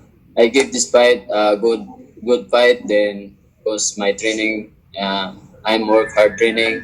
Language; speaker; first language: English; non-native, learner; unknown